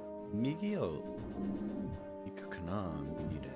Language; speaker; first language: Japanese; non-native, learner; English